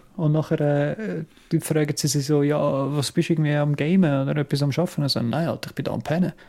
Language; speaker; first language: German; native; German